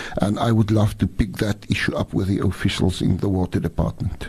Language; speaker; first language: English; non-native, local second language; Afrikaans